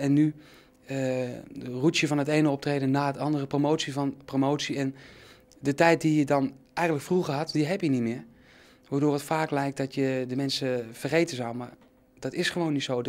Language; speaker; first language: Dutch; native; Dutch